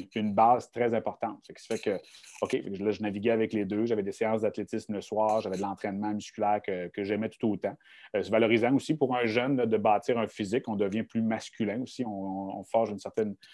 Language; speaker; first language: French; native; French